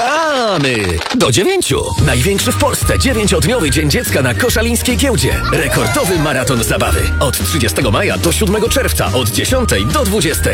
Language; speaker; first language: Polish; native; Polish